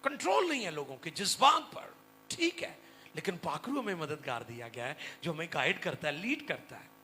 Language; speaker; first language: Hindi; non-native, local second language; Punjabi